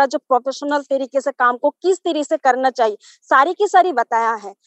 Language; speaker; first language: Hindi; non-native, local second language; Bangla